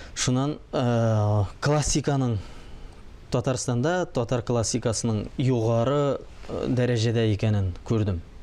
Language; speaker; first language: Tatar; early bilingual, heritage; Tatar